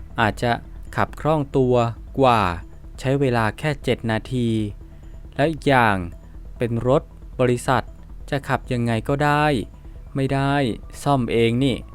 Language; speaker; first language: Thai; native; Thai